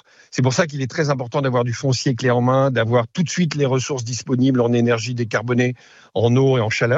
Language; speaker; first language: French; native; French